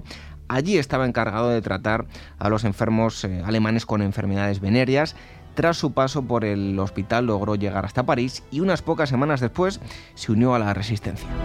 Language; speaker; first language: Spanish; native; Spanish